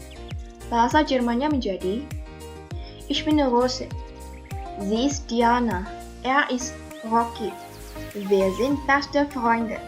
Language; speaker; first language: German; non-native, fluent; Indonesian